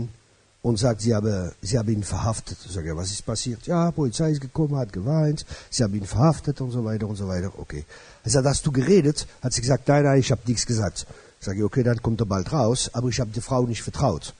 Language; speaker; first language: German; non-native, fluent; French